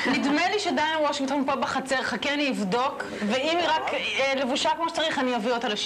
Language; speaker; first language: Hebrew; native; Hebrew